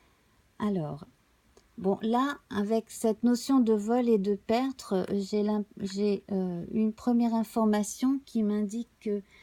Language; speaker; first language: French; native; French